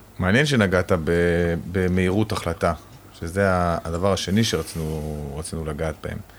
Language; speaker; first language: Hebrew; native; Hebrew